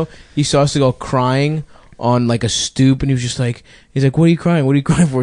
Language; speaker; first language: English; native; English